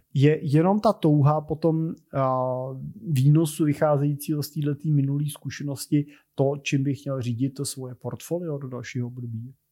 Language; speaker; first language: Czech; native; Czech